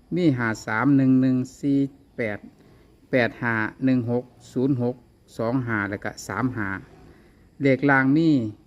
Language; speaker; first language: Thai; native; Thai